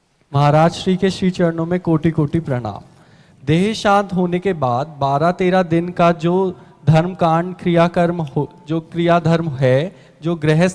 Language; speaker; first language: Hindi; native; Hindi